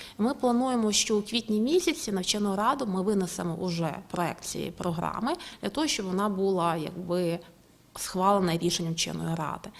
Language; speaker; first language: Ukrainian; native; Ukrainian